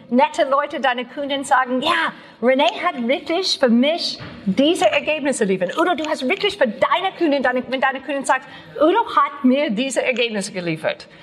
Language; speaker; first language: German; non-native, learner; English